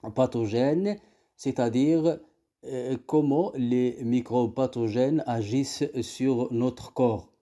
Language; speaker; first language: French; non-native, local second language; Arabic